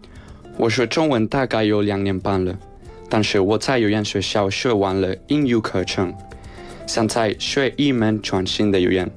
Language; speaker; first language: Chinese; non-native, fluent; Spanish